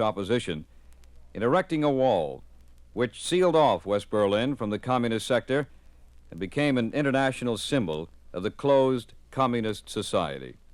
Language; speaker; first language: English; native; English